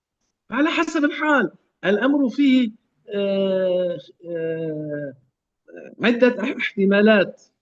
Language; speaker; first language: Arabic; native; Arabic